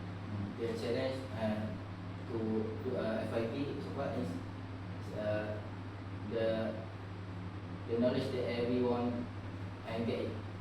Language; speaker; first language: English; non-native, learner; Malay